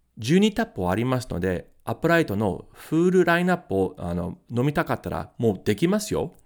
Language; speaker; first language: Japanese; non-native, fluent; English